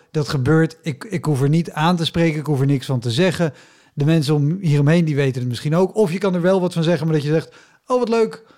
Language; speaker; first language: Dutch; native; Dutch